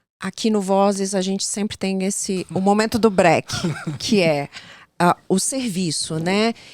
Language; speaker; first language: Portuguese; native; Portuguese